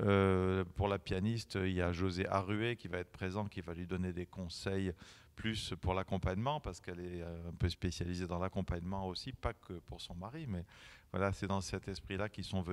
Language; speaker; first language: French; native; French